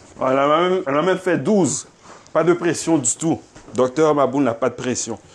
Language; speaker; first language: French; native; French